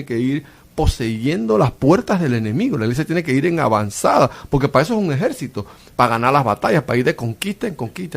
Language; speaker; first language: Spanish; native; Spanish